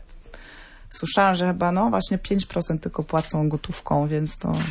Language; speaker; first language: Polish; non-native, fluent; Norwegian